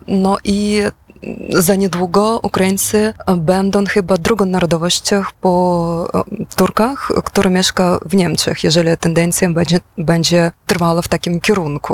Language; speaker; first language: Polish; non-native, fluent; Ukrainian